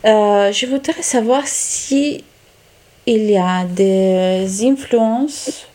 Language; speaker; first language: French; non-native, learner; Italian